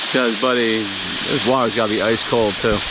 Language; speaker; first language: English; native; English